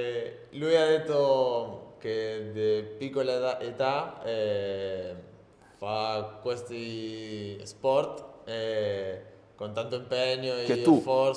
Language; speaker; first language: Italian; non-native, learner; Spanish